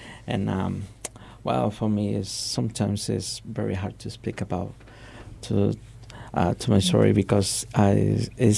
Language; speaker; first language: English; non-native, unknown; Spanish